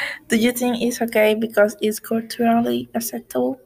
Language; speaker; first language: English; non-native, learner; Spanish